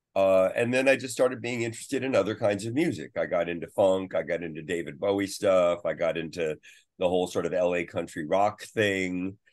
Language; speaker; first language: English; native; English